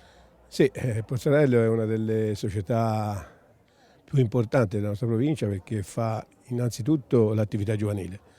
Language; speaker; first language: Italian; native; Italian